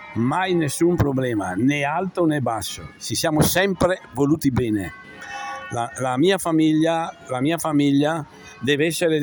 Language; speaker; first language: Italian; native; Italian